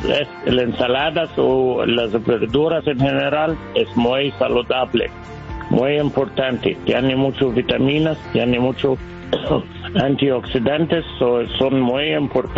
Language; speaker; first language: Spanish; non-native, learner; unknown